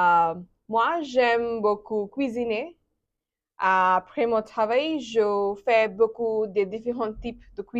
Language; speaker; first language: French; non-native, learner; Bangla